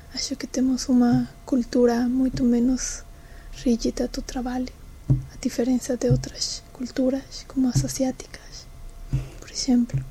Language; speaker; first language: Portuguese; non-native, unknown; Spanish